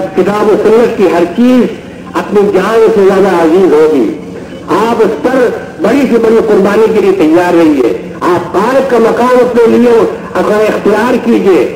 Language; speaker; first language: Urdu; native; Urdu